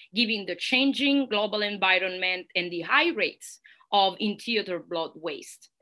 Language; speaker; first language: English; non-native, fluent; Italian